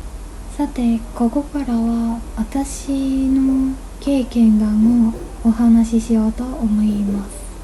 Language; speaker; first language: Japanese; non-native, fluent; Korean